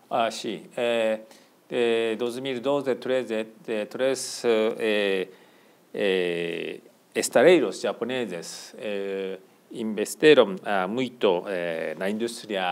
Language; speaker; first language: Portuguese; non-native, fluent; Japanese